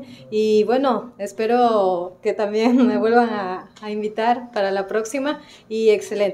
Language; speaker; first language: Spanish; native; Spanish